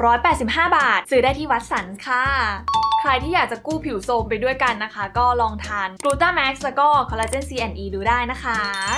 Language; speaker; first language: Thai; native; Thai